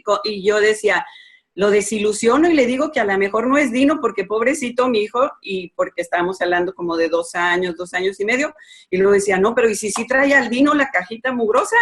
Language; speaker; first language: Spanish; native; Spanish